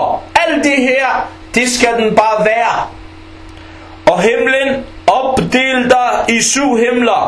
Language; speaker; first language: Danish; non-native, fluent; Arabic